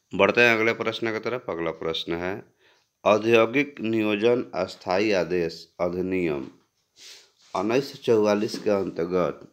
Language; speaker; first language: Hindi; native; Hindi